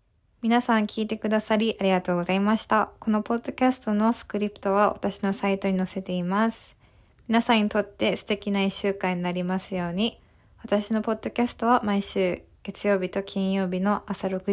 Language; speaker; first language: Japanese; early bilingual, heritage; Japanese